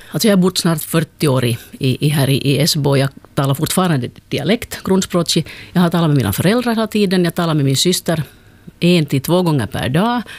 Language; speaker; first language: Swedish; native; Swedish